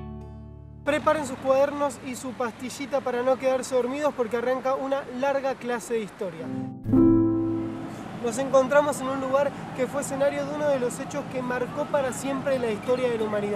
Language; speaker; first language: Spanish; native; Spanish